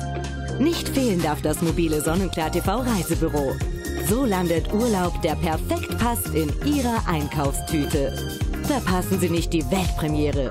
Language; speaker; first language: German; native; German